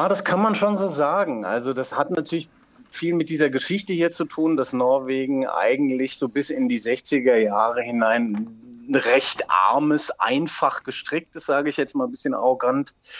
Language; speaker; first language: German; native; German